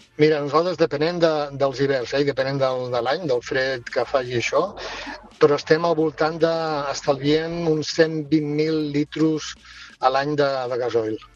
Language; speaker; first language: Catalan; native; Catalan